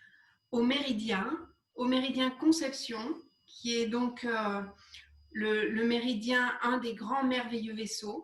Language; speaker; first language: French; native; French